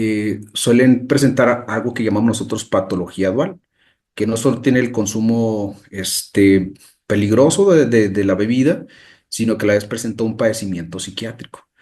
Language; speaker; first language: Spanish; native; Spanish